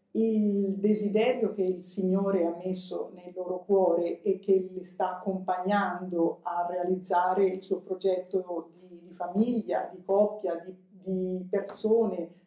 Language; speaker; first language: Italian; native; Italian